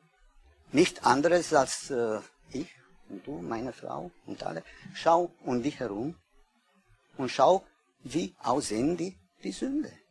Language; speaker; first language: German; non-native, learner; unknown